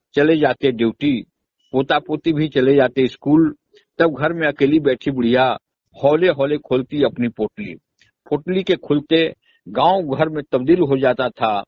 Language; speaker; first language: Hindi; native; Hindi